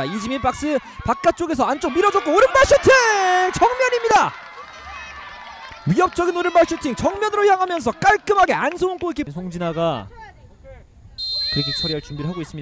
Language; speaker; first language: Korean; native; Korean